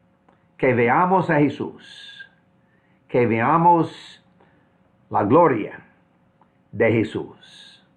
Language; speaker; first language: Spanish; non-native, fluent; English